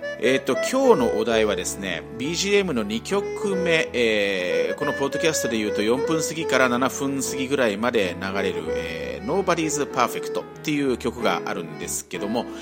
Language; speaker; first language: Japanese; native; Japanese